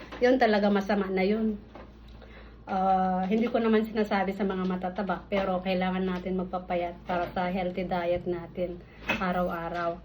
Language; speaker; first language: Filipino; non-native, local second language; Iloko